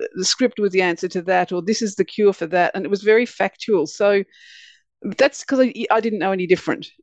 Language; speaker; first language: English; native; English